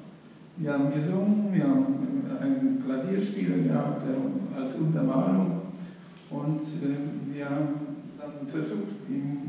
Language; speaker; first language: German; non-native, fluent; Polish